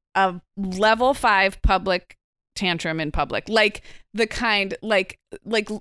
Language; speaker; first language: English; native; English